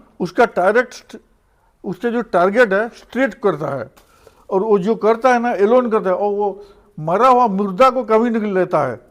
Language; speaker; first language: Hindi; non-native, local second language; Odia